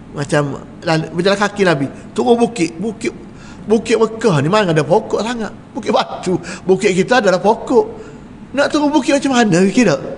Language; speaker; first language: Malay; native; Malay